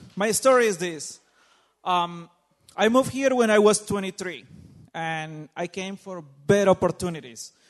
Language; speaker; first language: English; non-native, fluent; Spanish